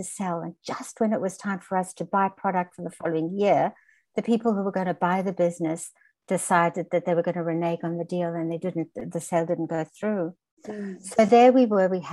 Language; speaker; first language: English; native; English